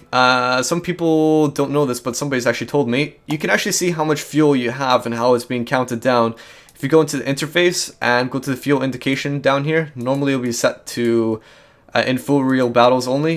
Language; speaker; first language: English; native; English